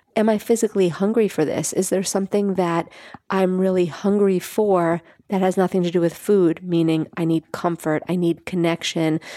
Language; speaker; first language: English; native; English